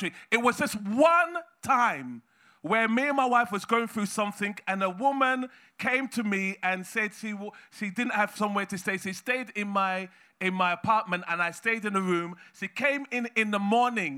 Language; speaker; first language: English; native; English